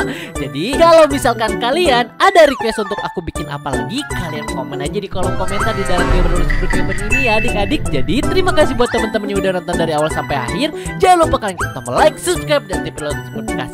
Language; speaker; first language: Indonesian; native; Indonesian